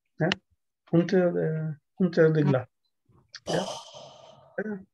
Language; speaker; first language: German; non-native, learner; Russian